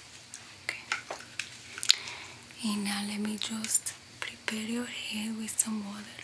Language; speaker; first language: English; non-native, fluent; Spanish